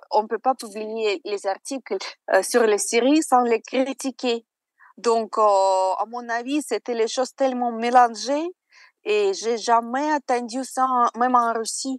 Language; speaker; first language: French; non-native, fluent; Russian